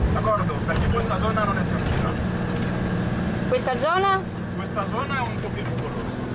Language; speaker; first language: Italian; non-native, fluent; Haitian Creole